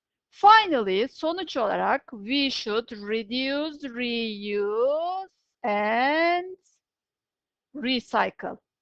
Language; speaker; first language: English; non-native, fluent; Turkish